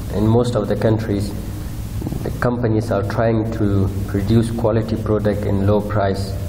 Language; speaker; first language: English; non-native, fluent; Persian